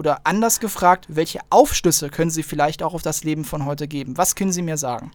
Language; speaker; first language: German; native; German